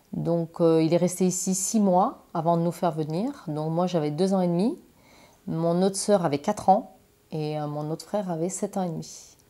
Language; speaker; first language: French; early bilingual, other home language; Portuguese